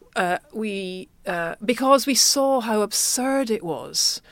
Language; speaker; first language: English; native; English